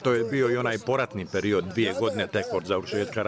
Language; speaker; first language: Serbian; native; Serbian